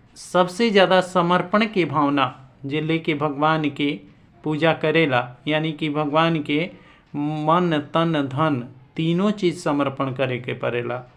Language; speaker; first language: Bhojpuri; non-native, local second language; Awadhi